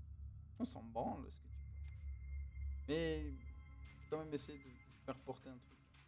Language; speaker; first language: French; native; French